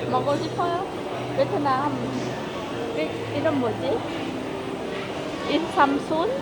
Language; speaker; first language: Korean; non-native, learner; Vietnamese